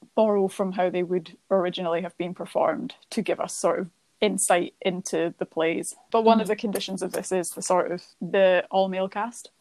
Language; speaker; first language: English; native; English